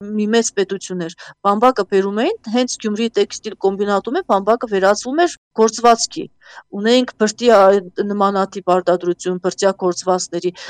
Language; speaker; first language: Armenian; native; Armenian